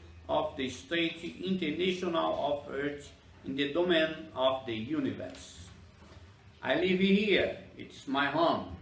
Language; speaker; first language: English; non-native, fluent; Portuguese